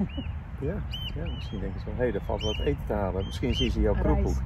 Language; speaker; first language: Dutch; native; Dutch